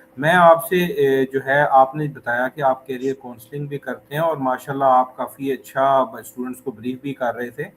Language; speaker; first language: Urdu; native; Urdu